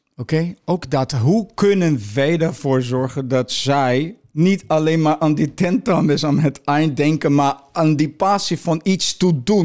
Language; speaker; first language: Dutch; non-native, fluent; Portuguese